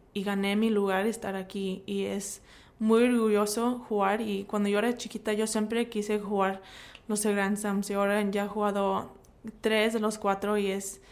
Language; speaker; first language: Spanish; early bilingual, heritage; Spanish